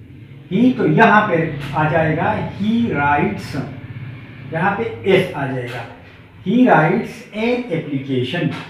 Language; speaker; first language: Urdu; native; Urdu